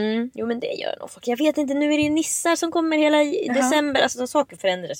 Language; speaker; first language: Swedish; native; Swedish